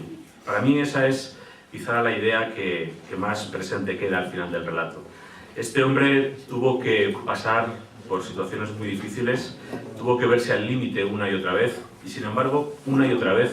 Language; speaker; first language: Spanish; native; Spanish